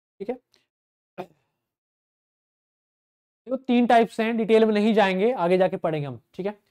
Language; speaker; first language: Hindi; native; Hindi